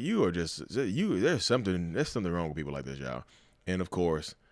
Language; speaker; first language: English; native; English